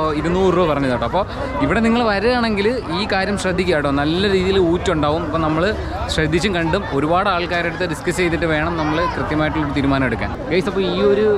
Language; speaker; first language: Malayalam; native; Malayalam